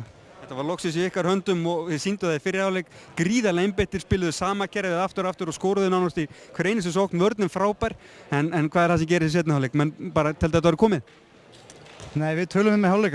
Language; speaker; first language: Icelandic; native; Icelandic